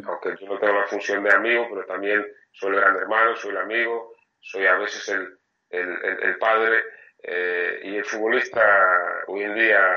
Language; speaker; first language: Spanish; non-native, fluent; French